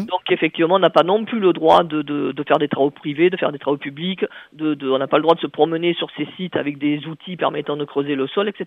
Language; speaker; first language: French; native; French